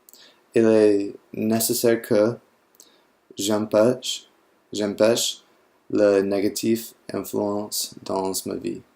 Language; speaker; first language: French; non-native, learner; English